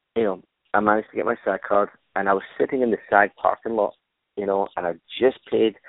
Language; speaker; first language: English; native; English